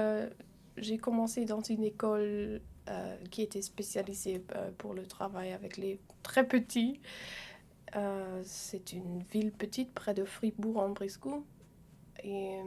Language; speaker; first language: French; non-native, fluent; German